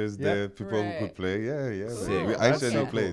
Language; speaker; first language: English; non-native, fluent; French